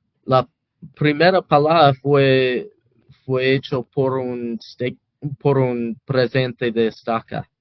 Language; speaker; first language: Spanish; non-native, fluent; English